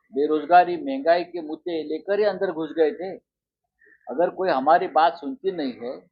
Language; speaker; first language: Hindi; non-native, local second language; Marathi